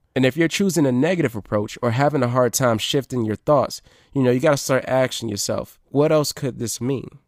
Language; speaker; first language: English; native; English